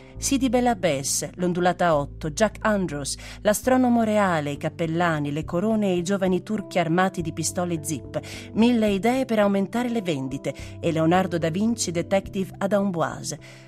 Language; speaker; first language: Italian; native; Italian